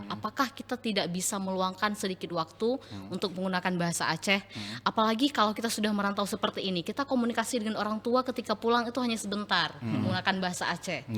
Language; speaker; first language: Indonesian; non-native, local second language; Achinese